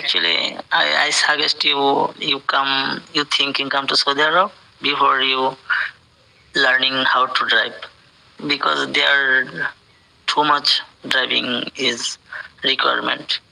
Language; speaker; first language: English; non-native, learner; Bangla